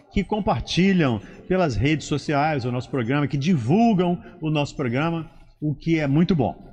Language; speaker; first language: Portuguese; native; Portuguese